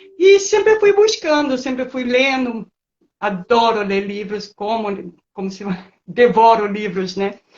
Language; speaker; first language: Portuguese; non-native, fluent; Spanish